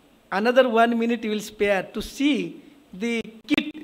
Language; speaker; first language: English; non-native, local second language; Odia